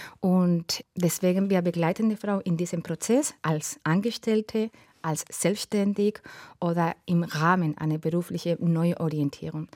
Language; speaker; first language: German; non-native, fluent; Spanish